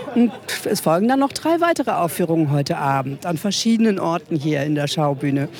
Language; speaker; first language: German; native; German